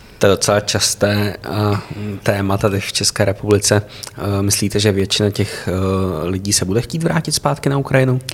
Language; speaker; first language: Czech; native; Czech